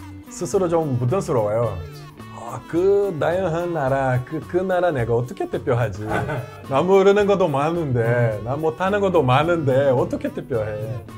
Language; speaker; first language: Korean; non-native, fluent; Portuguese